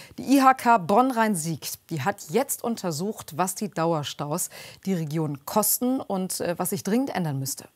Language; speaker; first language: German; native; German